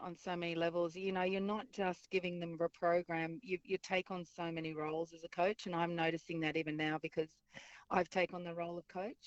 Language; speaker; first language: English; native; English